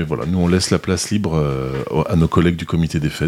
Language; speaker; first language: French; native; French